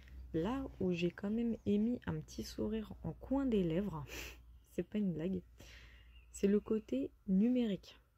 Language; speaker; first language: French; native; French